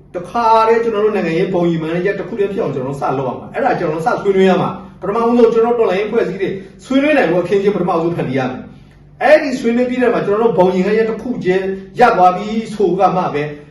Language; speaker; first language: Burmese; non-native, local second language; S'gaw Karen